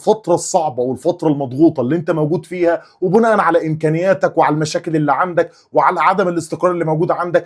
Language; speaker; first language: Arabic; native; Arabic